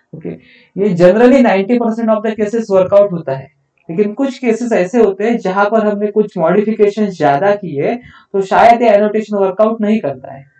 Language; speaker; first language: Hindi; non-native, local second language; Marathi